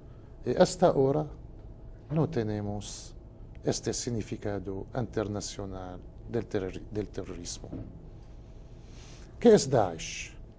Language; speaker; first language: Portuguese; non-native, fluent; Spanish